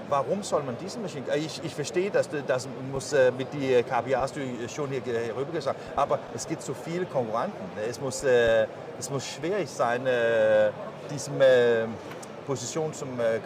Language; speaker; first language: German; non-native, learner; Danish